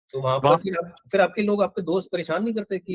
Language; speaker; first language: Hindi; native; Hindi